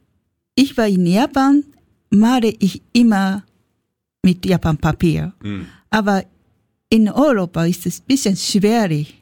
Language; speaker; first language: German; non-native, learner; Japanese